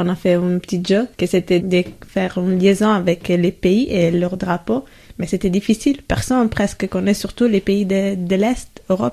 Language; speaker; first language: French; non-native, learner; Italian